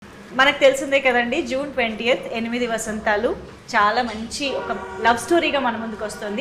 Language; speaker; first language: Telugu; native; Telugu